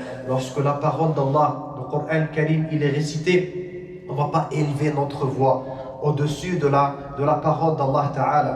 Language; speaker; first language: French; non-native, local second language; Arabic